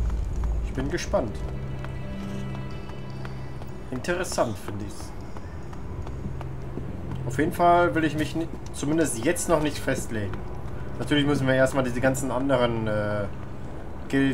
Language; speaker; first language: German; native; German